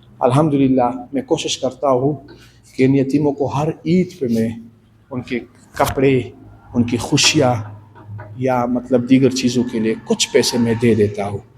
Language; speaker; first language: Urdu; non-native, local second language; Pashto